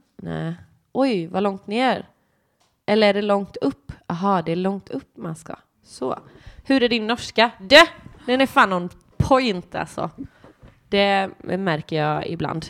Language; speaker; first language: Swedish; early bilingual, other home language; English